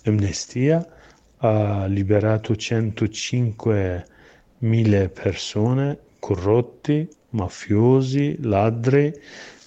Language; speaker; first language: Italian; non-native, learner; Kurdish